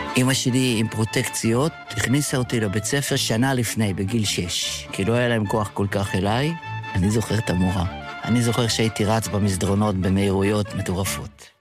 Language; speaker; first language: Hebrew; early bilingual, other home language; Yiddish